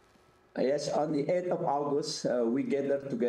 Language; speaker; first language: English; non-native, fluent; Indonesian